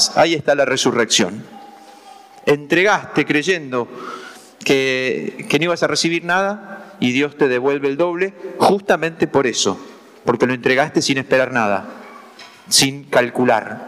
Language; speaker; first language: Spanish; native; Spanish